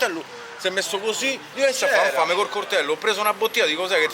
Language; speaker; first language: Italian; native; Italian